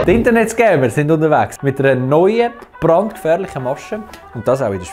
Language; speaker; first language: German; native; German